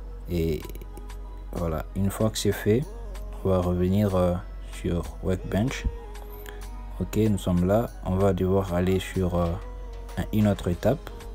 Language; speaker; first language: French; non-native, local second language; Lingala